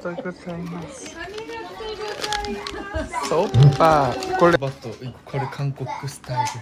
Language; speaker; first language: Japanese; native; Japanese